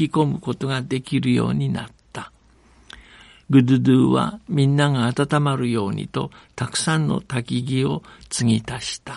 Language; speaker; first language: Japanese; native; Japanese